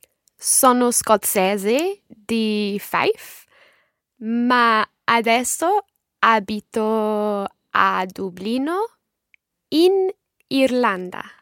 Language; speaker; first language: Italian; non-native, learner; English